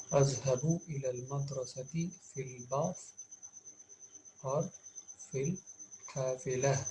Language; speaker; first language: Arabic; non-native, fluent; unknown